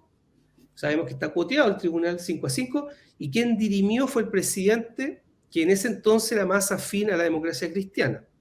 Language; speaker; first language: Spanish; native; Spanish